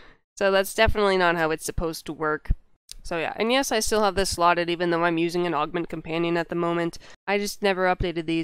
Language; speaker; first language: English; native; English